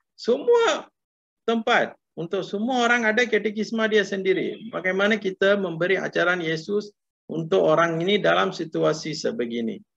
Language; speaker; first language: Malay; non-native, local second language; Tamil